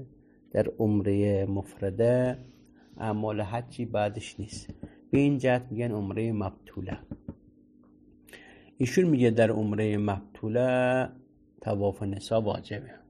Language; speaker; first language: Persian; native; Persian